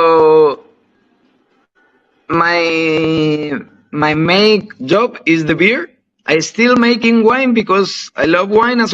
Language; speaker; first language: English; non-native, learner; Spanish